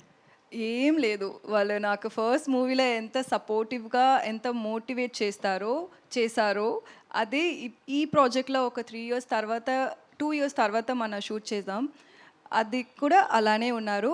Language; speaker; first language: Telugu; non-native, fluent; Tamil